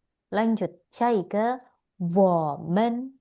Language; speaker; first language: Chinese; non-native, fluent; Indonesian